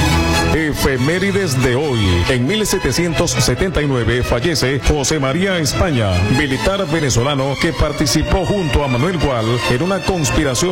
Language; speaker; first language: Spanish; native; Spanish